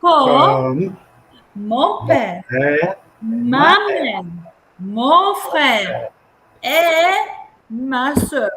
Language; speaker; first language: French; non-native, fluent; English